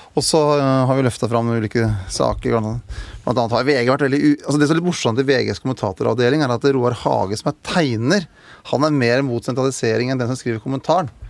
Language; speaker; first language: Norwegian; native; Norwegian